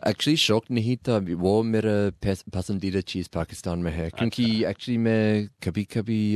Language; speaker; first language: Hindi; non-native, learner; English